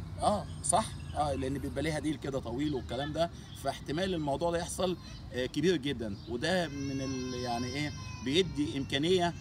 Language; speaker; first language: Arabic; native; Arabic